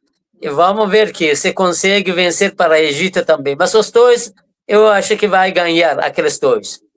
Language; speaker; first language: Portuguese; non-native, fluent; Persian